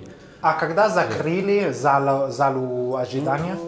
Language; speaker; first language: Russian; non-native, fluent; Italian